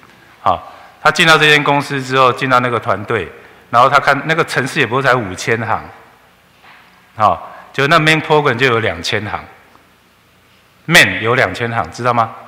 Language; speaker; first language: Chinese; native; Chinese